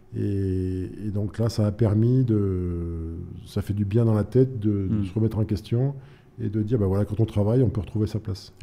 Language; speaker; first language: French; native; French